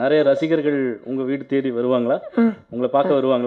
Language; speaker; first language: Tamil; native; Tamil